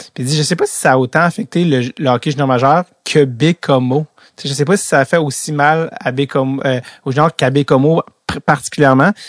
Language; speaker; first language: French; native; French